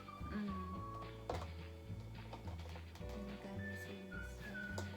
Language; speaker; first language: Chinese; non-native, learner; Filipino